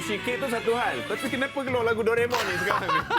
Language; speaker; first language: Malay; native; Malay